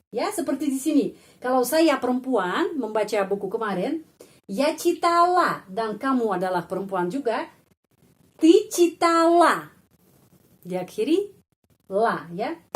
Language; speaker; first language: Indonesian; non-native, fluent; Russian